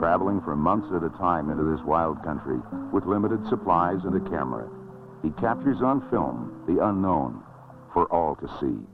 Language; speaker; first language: English; native; English